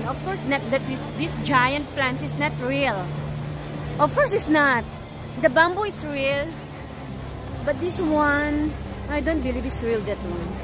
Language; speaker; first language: English; non-native, local second language; Filipino